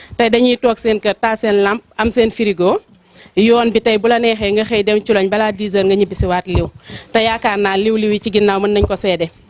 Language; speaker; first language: Wolof; non-native, local second language; Fula